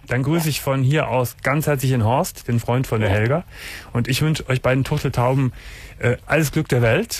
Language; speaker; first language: German; native; German